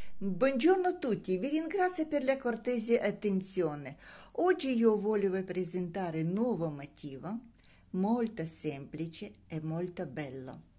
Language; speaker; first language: Italian; non-native, learner; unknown